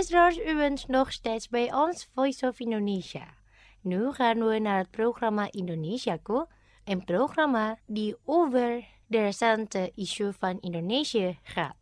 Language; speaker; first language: Dutch; non-native, fluent; Indonesian